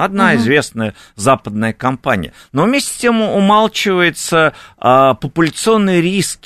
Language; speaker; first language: Russian; native; Russian